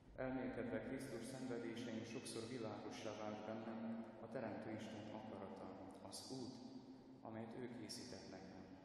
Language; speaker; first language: Hungarian; non-native, fluent; Ukrainian